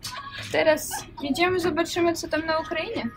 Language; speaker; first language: Polish; non-native, learner; Ukrainian